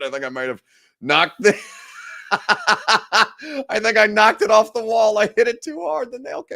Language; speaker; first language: English; native; English